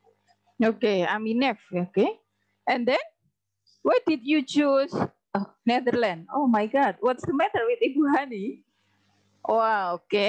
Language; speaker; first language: English; non-native, learner; Indonesian